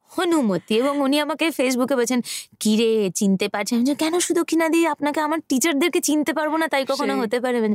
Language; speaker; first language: Bangla; native; Bangla